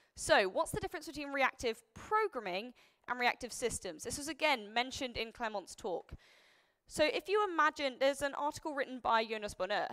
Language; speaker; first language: English; native; English